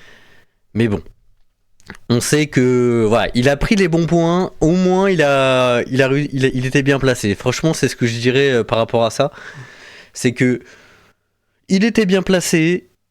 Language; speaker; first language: French; native; French